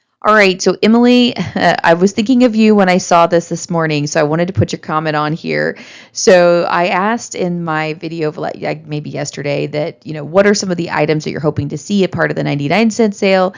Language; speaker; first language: English; native; English